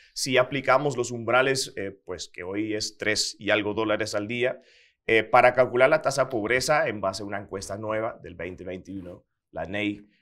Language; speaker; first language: Spanish; non-native, fluent; Dutch